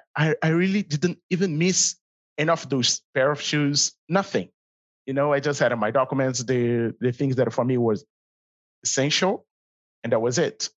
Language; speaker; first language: English; non-native, fluent; Portuguese